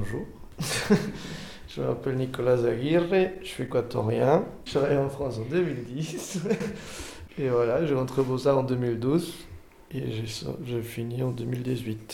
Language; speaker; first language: French; non-native, fluent; Spanish